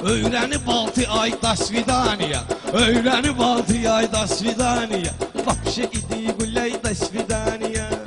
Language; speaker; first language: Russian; non-native, learner; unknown